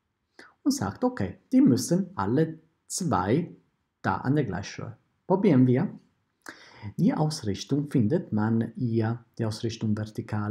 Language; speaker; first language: German; non-native, fluent; Italian